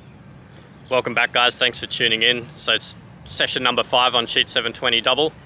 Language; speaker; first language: English; native; English